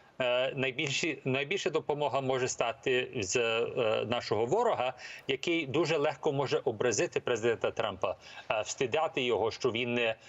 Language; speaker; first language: Ukrainian; early bilingual, heritage; English